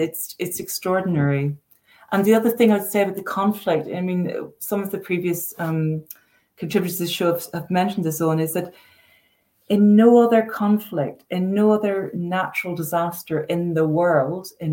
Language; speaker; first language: English; native; English